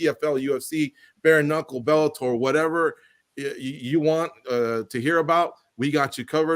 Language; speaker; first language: English; native; English